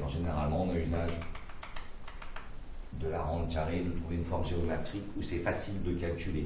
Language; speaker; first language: French; native; French